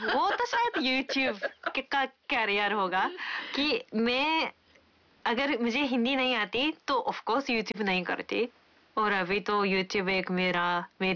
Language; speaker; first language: Hindi; non-native, fluent; Japanese